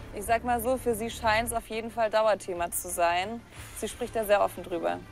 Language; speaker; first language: German; native; German